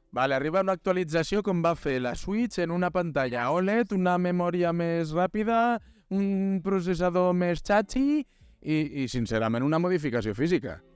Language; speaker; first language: Catalan; native; Catalan